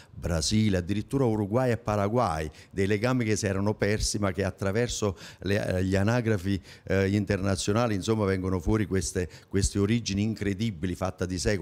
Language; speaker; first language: Italian; native; Italian